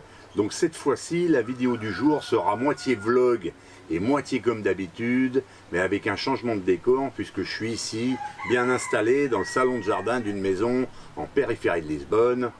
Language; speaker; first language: French; native; French